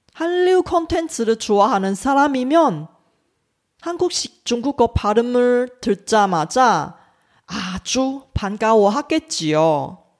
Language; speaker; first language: Korean; non-native, fluent; Chinese